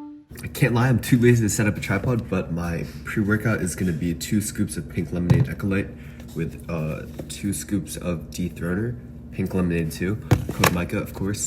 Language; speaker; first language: English; native; English